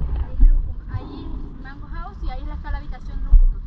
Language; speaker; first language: Spanish; native; Spanish